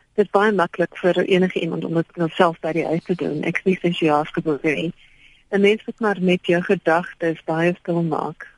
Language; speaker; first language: Afrikaans; non-native, local second language; English